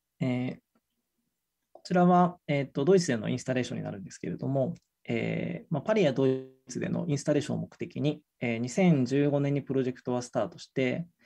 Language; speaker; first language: Japanese; native; Japanese